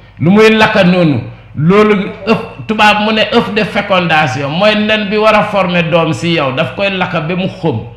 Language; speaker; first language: Wolof; non-native, local second language; Jola-Fonyi